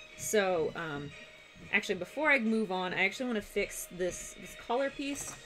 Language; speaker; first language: English; native; English